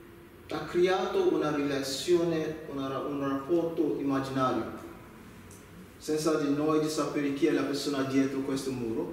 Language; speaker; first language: Italian; non-native, learner; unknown